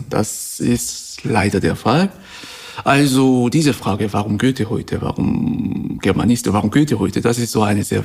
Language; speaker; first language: German; non-native, fluent; Korean